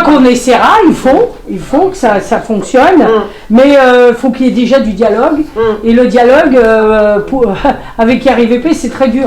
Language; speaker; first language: French; native; French